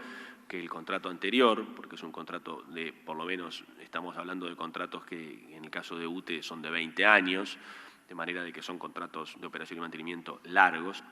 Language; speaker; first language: Spanish; native; Spanish